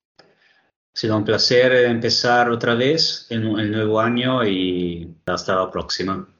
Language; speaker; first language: Spanish; non-native, fluent; Italian